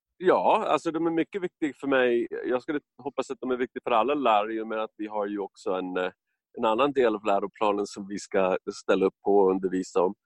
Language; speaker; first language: Swedish; non-native, fluent; English